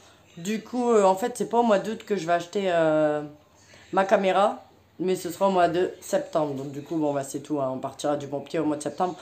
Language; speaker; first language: French; native; French